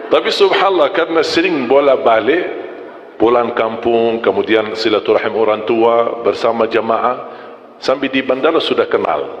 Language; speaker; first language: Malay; non-native, fluent; Arabic